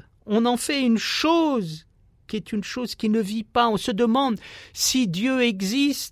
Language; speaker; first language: French; native; French